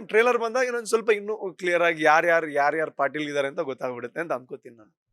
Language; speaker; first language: Kannada; non-native, local second language; Tulu